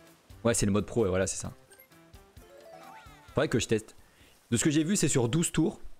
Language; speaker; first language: French; native; French